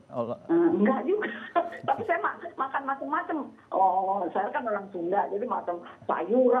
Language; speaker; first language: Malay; non-native, local second language; Sundanese